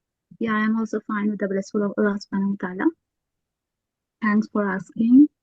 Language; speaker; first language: English; non-native, learner; Urdu